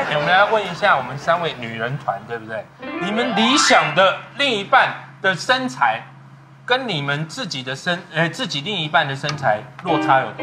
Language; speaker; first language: Chinese; native; Chinese